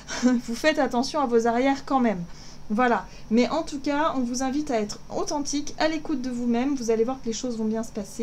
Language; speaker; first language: French; native; French